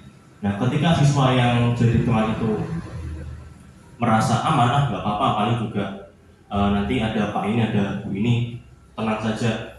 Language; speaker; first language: Indonesian; native; Indonesian